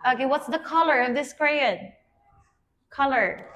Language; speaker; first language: English; non-native, fluent; Vietnamese